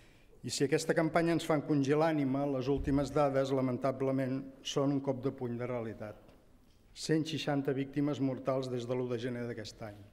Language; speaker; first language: Catalan; native; Catalan